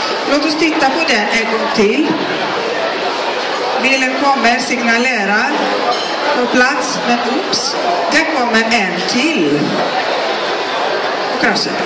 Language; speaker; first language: Swedish; non-native, fluent; Greek